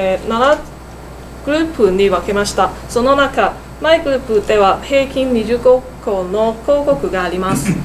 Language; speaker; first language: Japanese; non-native, learner; Cantonese